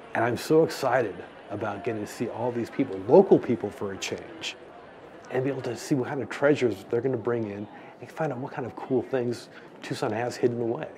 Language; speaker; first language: English; native; English